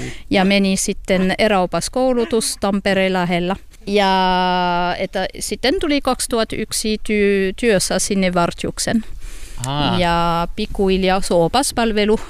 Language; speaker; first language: Finnish; non-native, learner; French